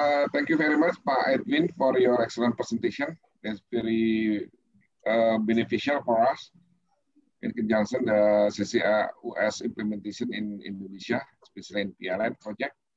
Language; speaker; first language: English; non-native, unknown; Indonesian